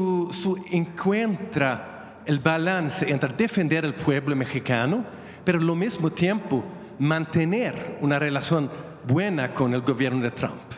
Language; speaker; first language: Spanish; non-native, learner; Swedish